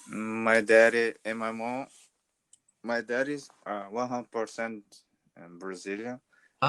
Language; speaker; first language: English; non-native, learner; Portuguese